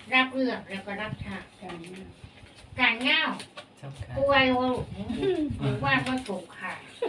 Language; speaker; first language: Thai; native; Thai